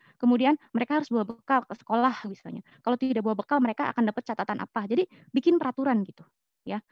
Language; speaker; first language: Indonesian; native; Indonesian